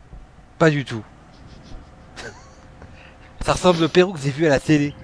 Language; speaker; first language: French; native; French